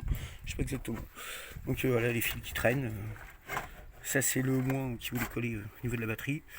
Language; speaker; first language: French; native; French